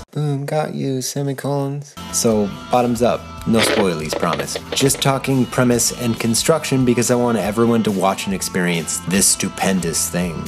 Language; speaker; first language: English; native; English